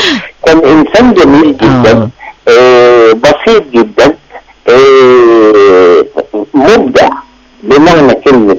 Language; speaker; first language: Arabic; native; Arabic